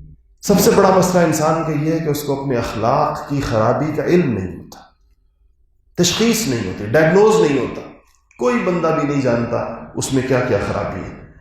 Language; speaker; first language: Urdu; native; Urdu